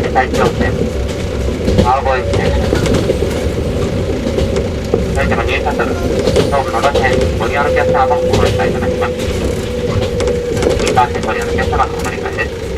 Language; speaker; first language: Japanese; native; Japanese